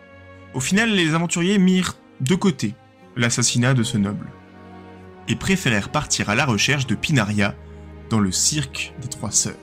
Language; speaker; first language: French; native; French